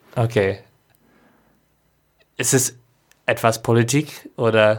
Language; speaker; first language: German; non-native, learner; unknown